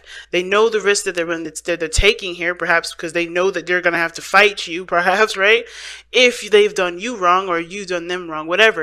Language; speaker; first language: English; native; English